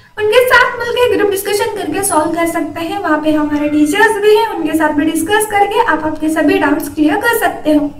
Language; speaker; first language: Hindi; non-native, local second language; Marathi